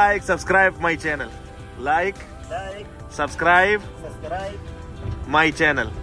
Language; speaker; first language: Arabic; non-native, learner; Hindi